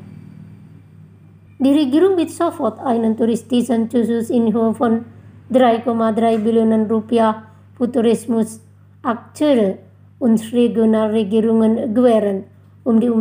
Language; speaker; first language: German; non-native, fluent; Indonesian